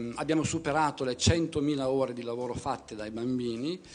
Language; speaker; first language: Italian; native; Italian